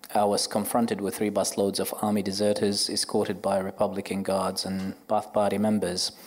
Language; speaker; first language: English; non-native, fluent; Arabic